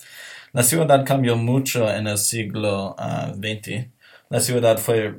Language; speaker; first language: Spanish; non-native, learner; English